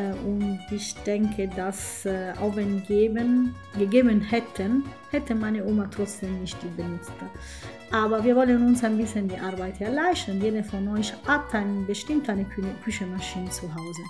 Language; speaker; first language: German; non-native, fluent; Italian